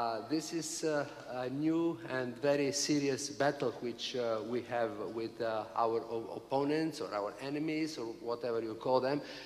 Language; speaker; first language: English; non-native, fluent; Bulgarian